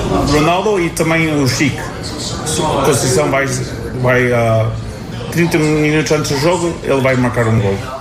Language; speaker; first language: Portuguese; early bilingual, heritage; Portuguese